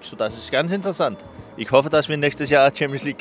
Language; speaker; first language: German; non-native, fluent; Danish